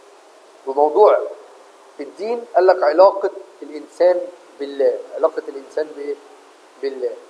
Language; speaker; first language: Arabic; native; Arabic